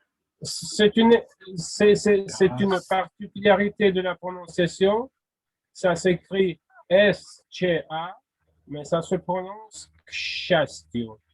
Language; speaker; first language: French; non-native, fluent; Russian